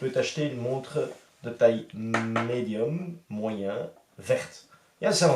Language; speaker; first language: French; native; French